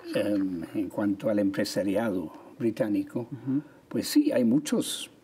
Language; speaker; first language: Spanish; non-native, fluent; English